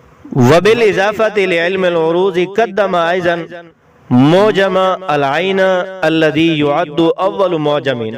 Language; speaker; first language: Arabic; non-native, fluent; Urdu